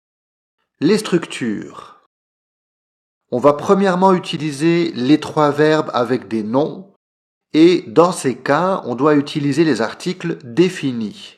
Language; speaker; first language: French; native; French